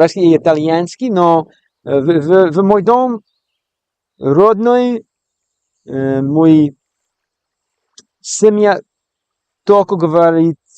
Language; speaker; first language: Russian; non-native, learner; English